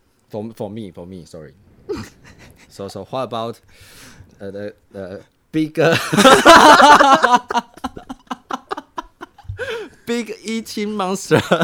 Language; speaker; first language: English; non-native, learner; Chinese